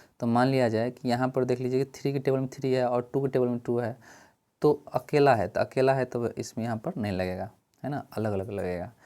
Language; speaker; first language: Hindi; native; Hindi